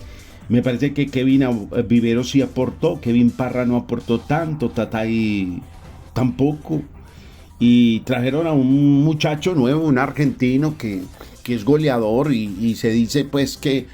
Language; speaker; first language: Spanish; native; Spanish